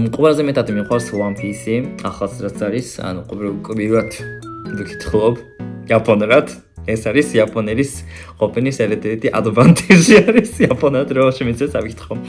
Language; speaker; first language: Georgian; non-native, fluent; Japanese